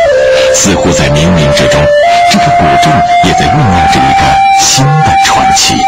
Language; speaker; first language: Chinese; native; Chinese